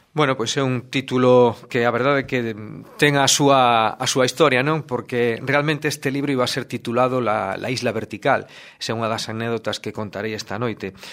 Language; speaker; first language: Galician; native; Galician